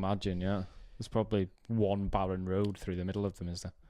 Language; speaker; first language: English; native; English